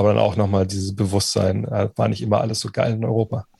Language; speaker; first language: German; native; German